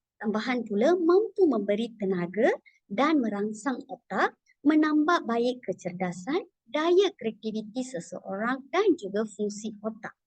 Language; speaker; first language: Malay; non-native, local second language; Tamil